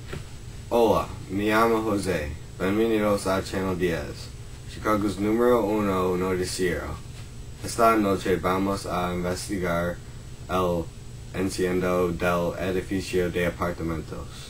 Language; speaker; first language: Spanish; non-native, learner; English